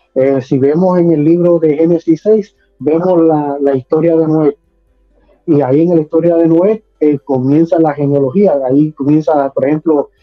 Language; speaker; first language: Spanish; native; Spanish